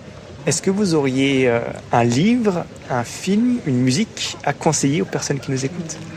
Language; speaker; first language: French; native; French